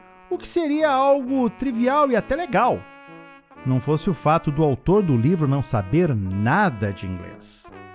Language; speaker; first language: Portuguese; native; Portuguese